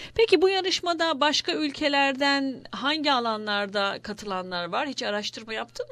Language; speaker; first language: Turkish; native; Turkish